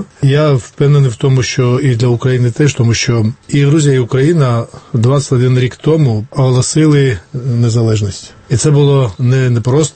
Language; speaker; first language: Ukrainian; non-native, fluent; Georgian